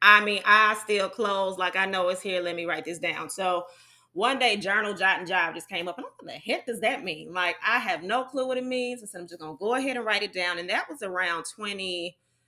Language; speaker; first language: English; native; English